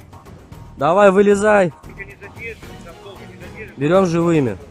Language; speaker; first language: Russian; native; Russian